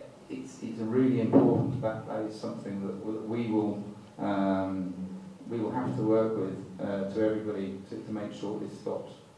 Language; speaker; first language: English; native; English